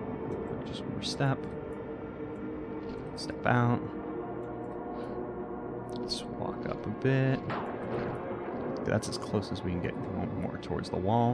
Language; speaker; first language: English; native; English